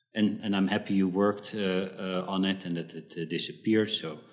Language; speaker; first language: English; early bilingual, other home language; Dutch